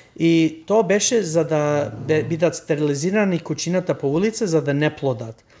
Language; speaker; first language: Macedonian; early bilingual, heritage; Macedonian